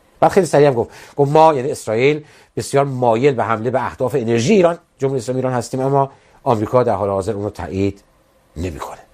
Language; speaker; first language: Persian; native; Persian